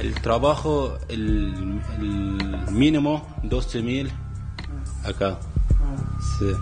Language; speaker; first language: Spanish; non-native, learner; Arabic